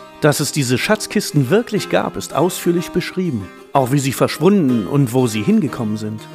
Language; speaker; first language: German; native; German